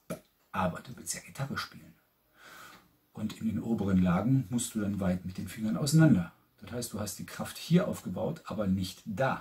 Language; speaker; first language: German; native; German